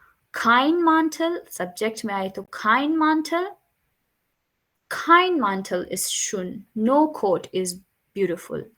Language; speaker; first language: German; non-native, fluent; Urdu